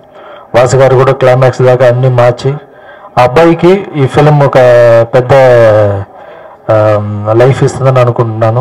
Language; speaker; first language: Telugu; non-native, fluent; Tamil